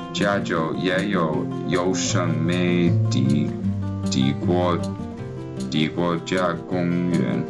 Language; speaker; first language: Chinese; non-native, learner; English